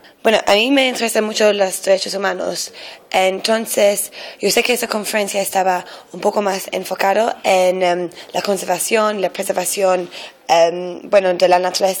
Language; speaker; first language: Spanish; non-native, fluent; English